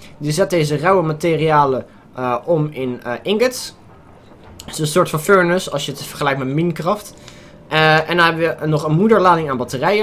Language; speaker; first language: Dutch; native; Dutch